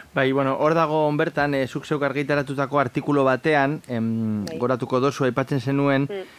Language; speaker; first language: Basque; native; Basque